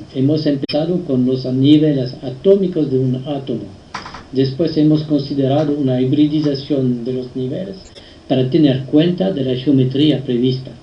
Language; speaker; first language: Spanish; non-native, fluent; French